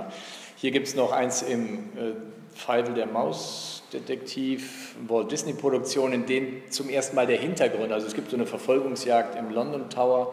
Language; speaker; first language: German; native; German